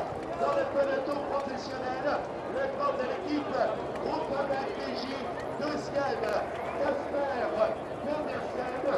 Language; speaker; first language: French; native; French